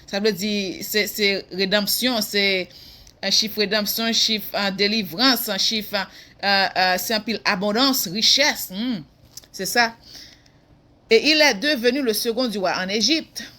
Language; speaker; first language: French; non-native, local second language; Haitian Creole